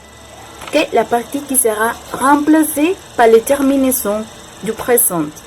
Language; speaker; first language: French; non-native, learner; Spanish